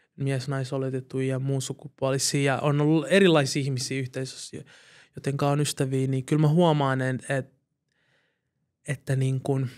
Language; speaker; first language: Finnish; early bilingual, other home language; Somali